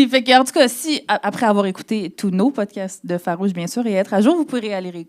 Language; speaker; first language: French; native; French